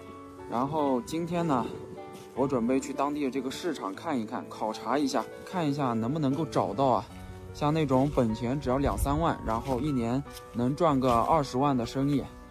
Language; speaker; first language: Chinese; native; Chinese